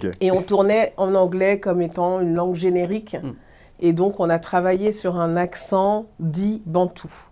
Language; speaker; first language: French; early bilingual, other home language; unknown